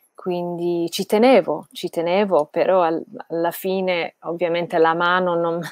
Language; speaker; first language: Italian; non-native, fluent; Bangla